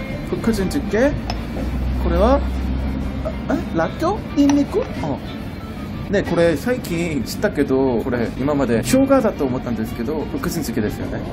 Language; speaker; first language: Japanese; non-native, fluent; Korean